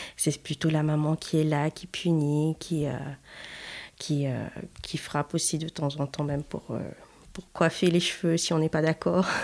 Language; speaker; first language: French; non-native, local second language; Haitian Creole